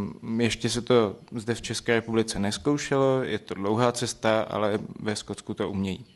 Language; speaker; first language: Czech; native; Czech